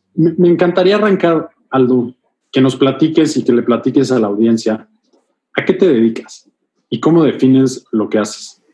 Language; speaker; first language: Spanish; native; Spanish